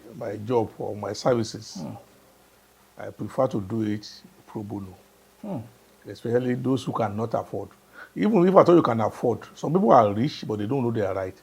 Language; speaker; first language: English; non-native, local second language; Yoruba